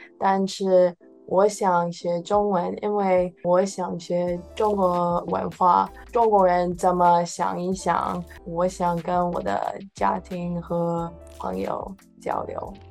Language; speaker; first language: Chinese; early bilingual, heritage; English